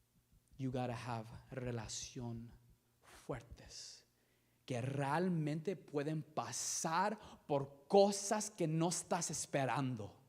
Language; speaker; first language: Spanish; non-native, learner; English